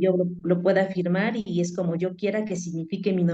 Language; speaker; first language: Spanish; native; Spanish